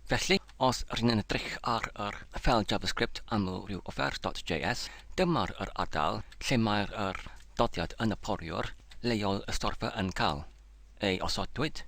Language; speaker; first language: Welsh; non-native, learner; English